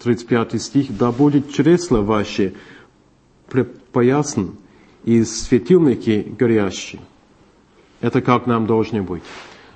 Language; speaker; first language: Russian; non-native, fluent; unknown